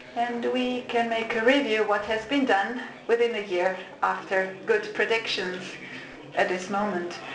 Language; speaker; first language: English; non-native, fluent; Slovenian